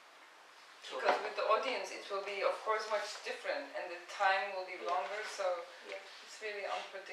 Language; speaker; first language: English; non-native, fluent; Turkish